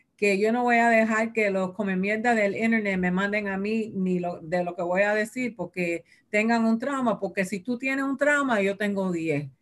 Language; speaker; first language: Spanish; early bilingual, heritage; Spanish